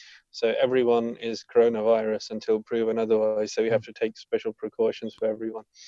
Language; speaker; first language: English; early bilingual, other home language; Punjabi